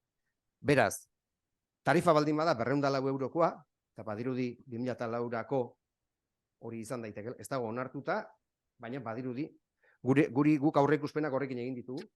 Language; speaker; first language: Basque; native; Basque